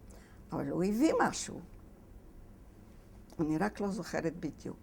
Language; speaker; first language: Hebrew; non-native, fluent; Polish